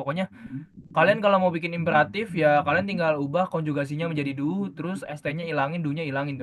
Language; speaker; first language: Indonesian; native; Indonesian